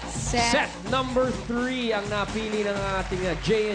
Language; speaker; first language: Filipino; native; Filipino